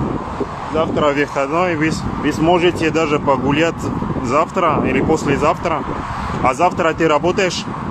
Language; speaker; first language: Russian; non-native, learner; French